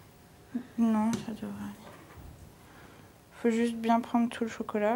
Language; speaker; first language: French; native; French